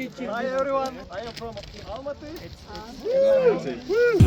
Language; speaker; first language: English; non-native, learner; Korean